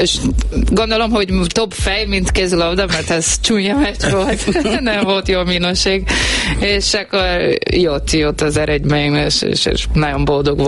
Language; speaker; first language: Hungarian; non-native, learner; Portuguese